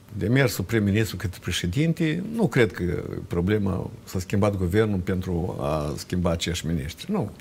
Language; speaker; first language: Romanian; native; Romanian